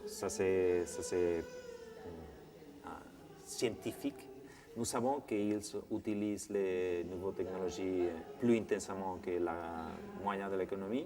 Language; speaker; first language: French; non-native, fluent; Spanish